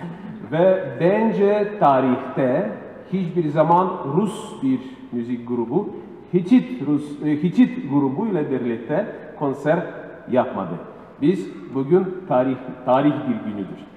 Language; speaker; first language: Turkish; non-native, learner; Russian